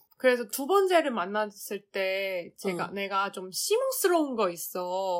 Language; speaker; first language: Korean; non-native, learner; Chinese